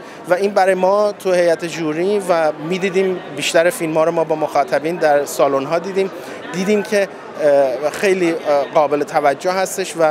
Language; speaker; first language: Persian; native; Persian